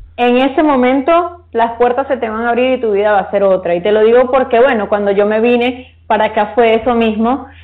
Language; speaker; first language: Spanish; native; Spanish